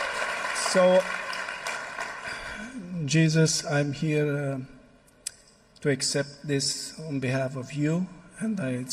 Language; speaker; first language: English; non-native, fluent; Romanian